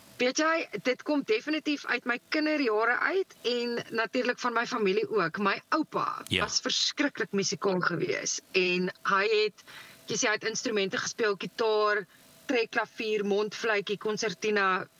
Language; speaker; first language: Afrikaans; native; Afrikaans